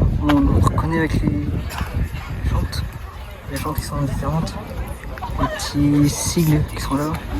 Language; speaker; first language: French; native; French